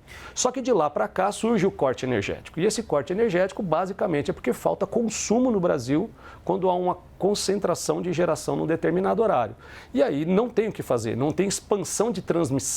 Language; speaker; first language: Portuguese; native; Portuguese